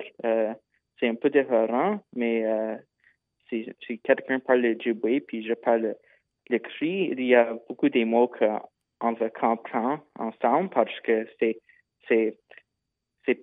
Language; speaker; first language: French; non-native, local second language; English